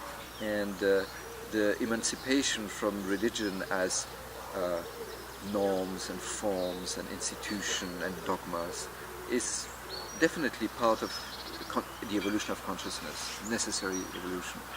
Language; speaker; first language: English; non-native, fluent; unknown